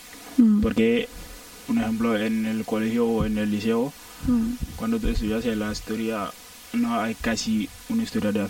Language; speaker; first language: Spanish; non-native, learner; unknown